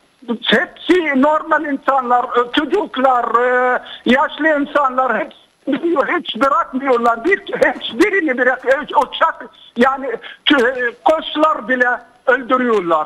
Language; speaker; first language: Turkish; non-native, fluent; Arabic